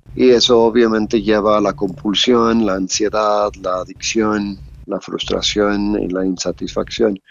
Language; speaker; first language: Spanish; non-native, fluent; English